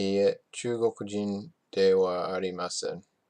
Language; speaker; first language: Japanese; non-native, learner; English